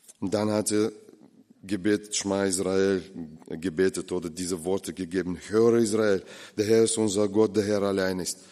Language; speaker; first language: German; non-native, fluent; Russian